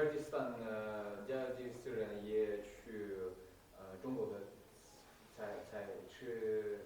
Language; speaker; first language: Chinese; non-native, learner; Kyrgyz